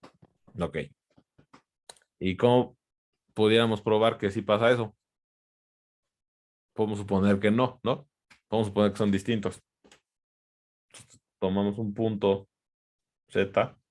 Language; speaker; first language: Spanish; native; Spanish